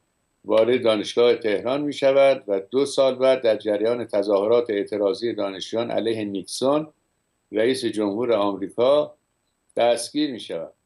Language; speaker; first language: Persian; native; Persian